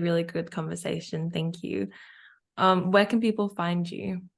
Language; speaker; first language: English; native; English